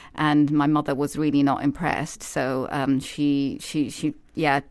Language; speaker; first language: English; native; English